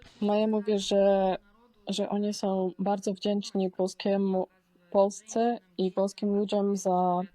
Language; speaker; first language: Polish; non-native, fluent; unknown